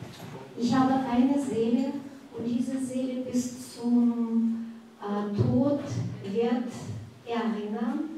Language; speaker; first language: German; non-native, fluent; Russian